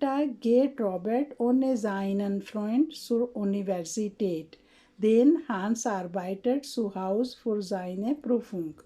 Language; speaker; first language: German; non-native, fluent; Urdu